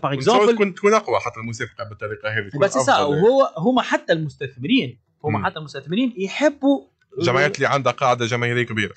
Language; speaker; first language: Arabic; native; Arabic